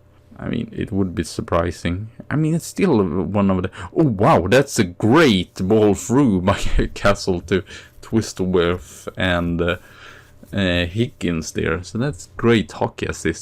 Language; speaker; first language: English; non-native, fluent; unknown